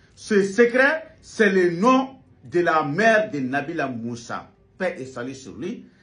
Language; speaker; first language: French; non-native, local second language; Bambara